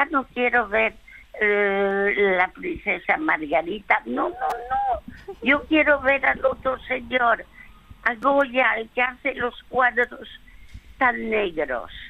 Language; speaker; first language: Spanish; early bilingual, other home language; French